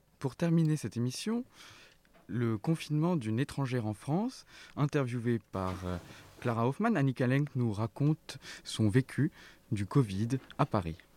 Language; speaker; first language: French; native; French